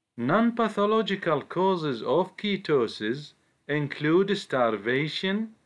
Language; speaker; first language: English; non-native, fluent; Arabic